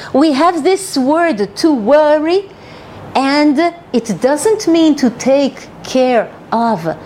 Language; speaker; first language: English; non-native, fluent; Hebrew